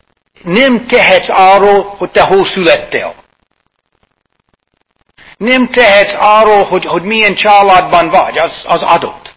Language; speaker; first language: Hungarian; non-native, fluent; English